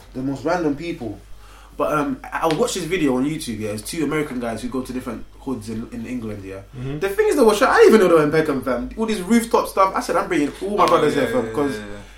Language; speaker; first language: English; native; English